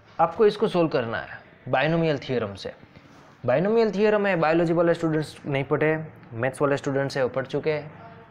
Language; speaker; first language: Hindi; non-native, local second language; Gujarati